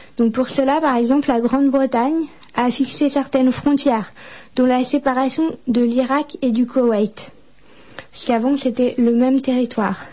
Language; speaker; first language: French; native; French